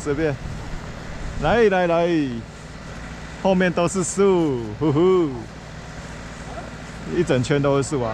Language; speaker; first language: Chinese; native; Chinese